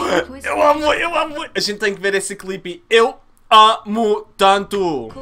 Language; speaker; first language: Portuguese; early bilingual, heritage; Portuguese